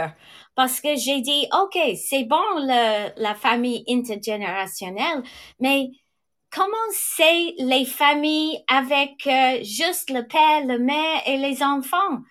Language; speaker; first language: French; non-native, fluent; English